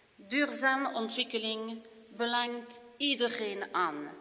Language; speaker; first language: Dutch; non-native, local second language; French